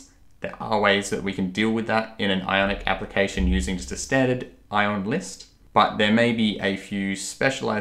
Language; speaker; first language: English; native; English